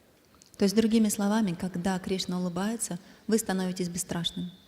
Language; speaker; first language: Russian; native; Russian